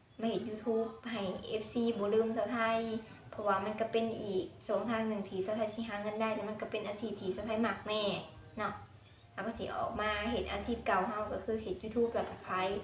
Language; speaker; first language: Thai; non-native, local second language; Lao